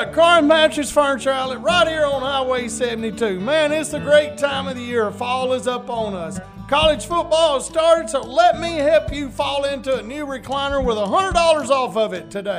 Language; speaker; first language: English; native; English